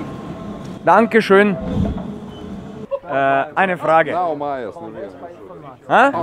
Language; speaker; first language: German; non-native, learner; Slovenian